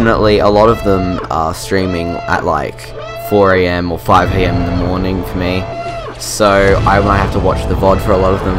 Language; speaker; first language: English; native; English